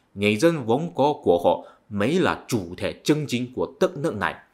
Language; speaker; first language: Vietnamese; non-native, fluent; Malay